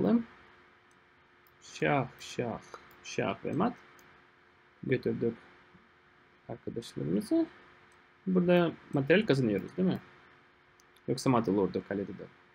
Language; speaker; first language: Turkish; non-native, fluent; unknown